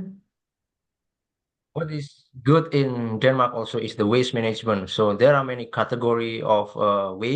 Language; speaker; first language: English; non-native, fluent; Indonesian